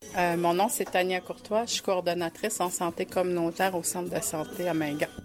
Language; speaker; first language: French; native; French